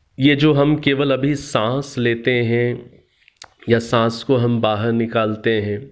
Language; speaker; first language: Hindi; native; Hindi